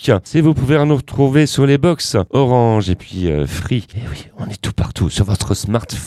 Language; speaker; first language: French; native; French